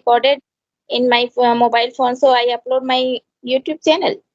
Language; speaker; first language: English; non-native, learner; Hindi